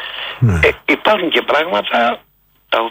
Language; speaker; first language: Greek; native; Greek